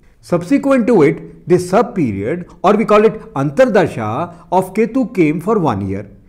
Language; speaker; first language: English; non-native, local second language; Hindi